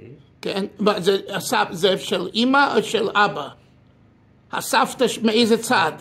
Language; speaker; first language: Hebrew; non-native, learner; English